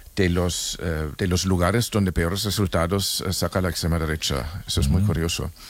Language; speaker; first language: Spanish; non-native, fluent; German